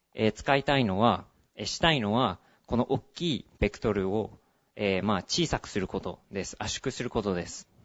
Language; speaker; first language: Japanese; early bilingual, heritage; Japanese